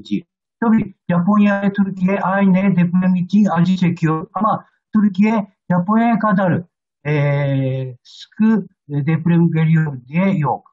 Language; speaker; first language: Turkish; non-native, learner; Japanese